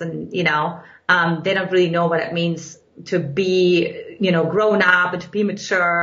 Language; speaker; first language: English; non-native, fluent; German